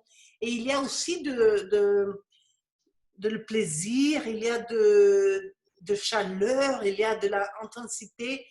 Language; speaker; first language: French; non-native, fluent; Spanish